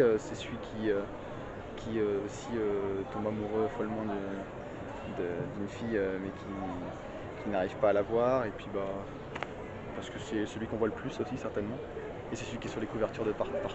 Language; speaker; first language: French; native; French